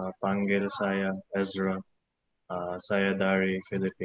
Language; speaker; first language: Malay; non-native, learner; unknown